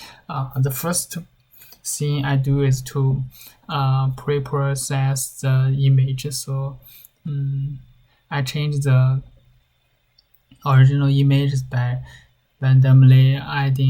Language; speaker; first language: English; non-native, learner; Chinese